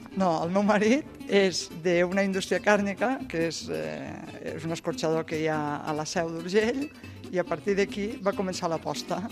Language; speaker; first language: Catalan; native; Catalan